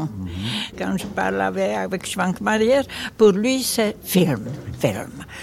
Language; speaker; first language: French; non-native, fluent; Czech